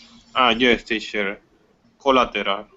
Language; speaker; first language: English; non-native, learner; Spanish